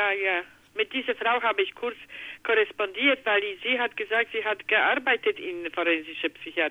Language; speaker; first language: German; non-native, learner; Polish